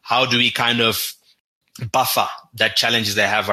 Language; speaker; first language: English; non-native, local second language; Shona